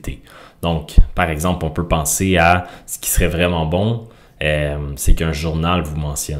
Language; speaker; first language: French; native; French